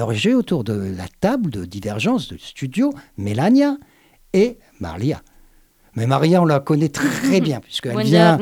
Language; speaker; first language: French; native; French